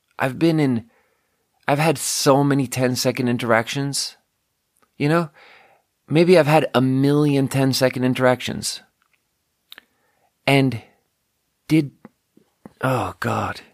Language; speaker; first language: English; native; English